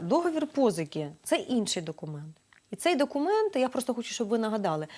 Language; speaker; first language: Ukrainian; native; Ukrainian